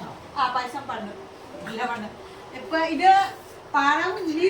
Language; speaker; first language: Malayalam; non-native, learner; Bodo